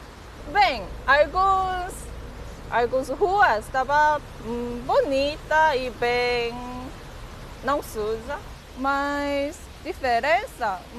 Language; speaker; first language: Portuguese; non-native, learner; Korean